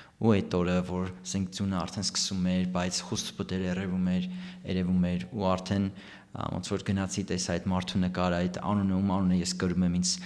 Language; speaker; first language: Armenian; early bilingual, heritage; Armenian